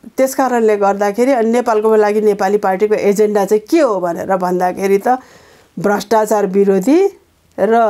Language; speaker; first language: Nepali; native; Nepali